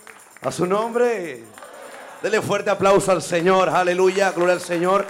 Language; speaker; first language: Spanish; native; Spanish